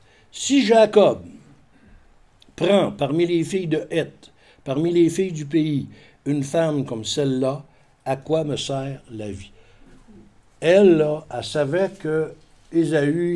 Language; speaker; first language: French; native; French